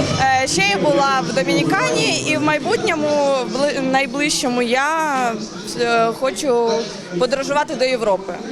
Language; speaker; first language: Ukrainian; non-native, local second language; Russian